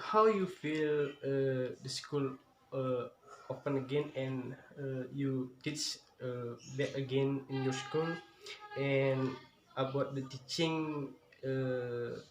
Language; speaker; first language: English; non-native, learner; Indonesian